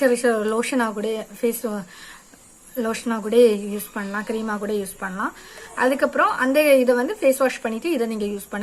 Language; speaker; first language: Tamil; native; Tamil